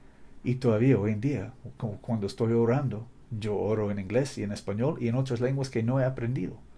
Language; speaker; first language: Spanish; non-native, fluent; English